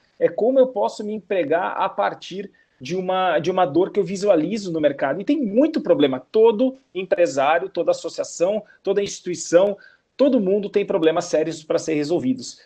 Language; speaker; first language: Portuguese; native; Portuguese